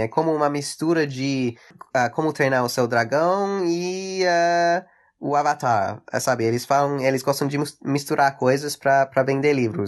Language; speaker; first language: Portuguese; early bilingual, heritage; English